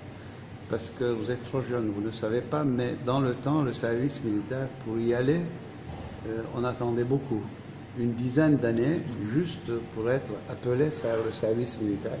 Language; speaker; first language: French; non-native, fluent; Turkish